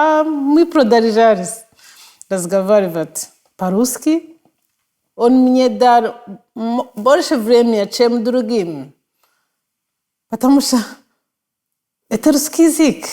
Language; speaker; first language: Russian; non-native, fluent; Kinyarwanda